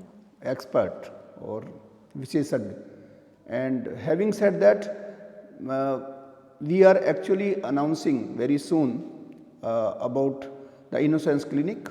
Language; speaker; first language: English; non-native, local second language; Hindi